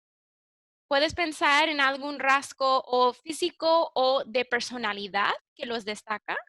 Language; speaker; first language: Spanish; early bilingual, heritage; English